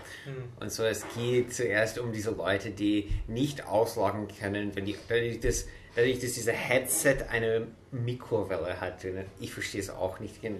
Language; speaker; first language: German; non-native, fluent; English